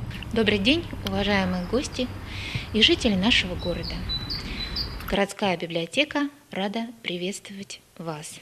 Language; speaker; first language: Russian; native; Russian